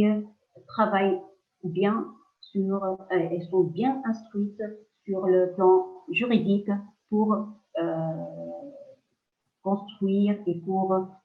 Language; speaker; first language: French; non-native, local second language; Arabic